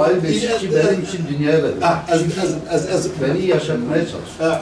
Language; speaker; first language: Turkish; non-native, local second language; Kurdish